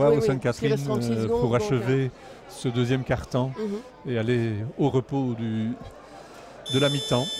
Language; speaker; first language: French; native; French